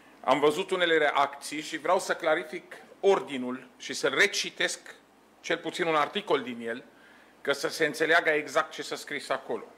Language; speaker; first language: Romanian; non-native, fluent; Arabic